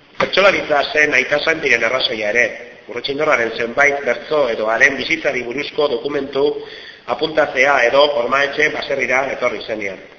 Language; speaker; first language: Basque; non-native, fluent; Finnish